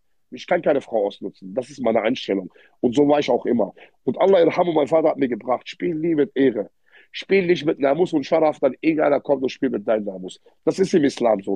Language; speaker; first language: German; early bilingual, other home language; Arabic